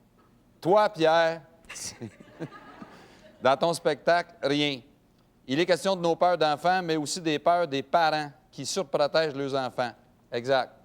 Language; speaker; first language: French; native; French